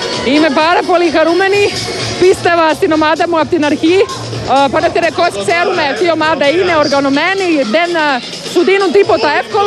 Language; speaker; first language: Greek; non-native, fluent; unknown